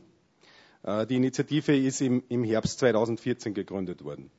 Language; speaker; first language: German; native; German